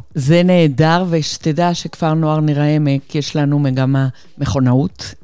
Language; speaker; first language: Hebrew; non-native, fluent; Spanish